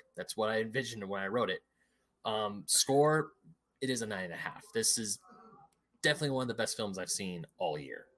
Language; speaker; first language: English; native; English